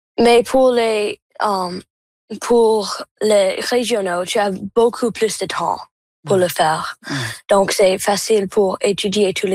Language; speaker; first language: French; non-native, local second language; English